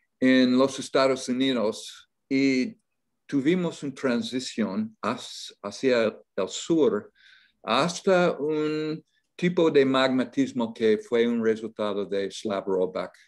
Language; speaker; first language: Spanish; non-native, learner; English